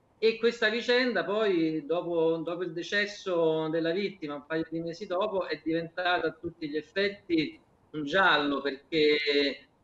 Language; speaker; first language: Italian; native; Italian